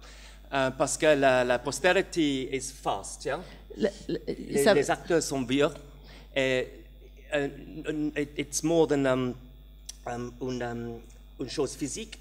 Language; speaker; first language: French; non-native, learner; English